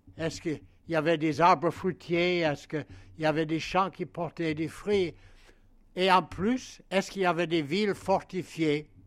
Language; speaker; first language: French; non-native, fluent; English